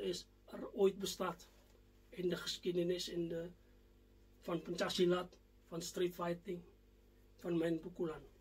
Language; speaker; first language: Dutch; non-native, fluent; Indonesian